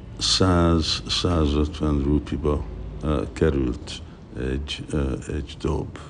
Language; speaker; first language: Hungarian; early bilingual, heritage; Hungarian